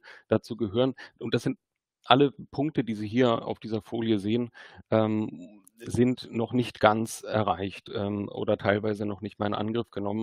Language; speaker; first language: German; native; German